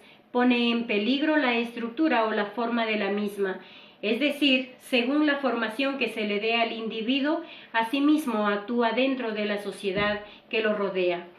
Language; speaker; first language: Spanish; native; Spanish